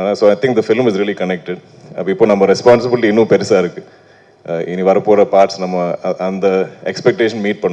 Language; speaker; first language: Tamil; non-native, local second language; Malayalam